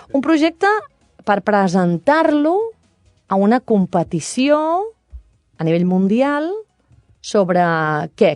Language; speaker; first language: Catalan; native; Catalan